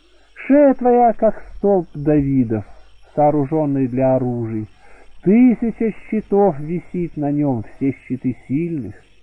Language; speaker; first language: Russian; native; Russian